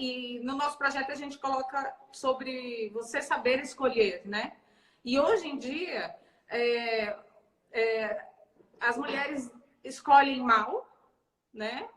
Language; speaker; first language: Portuguese; native; Portuguese